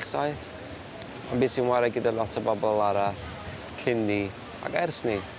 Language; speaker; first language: Welsh; native; Welsh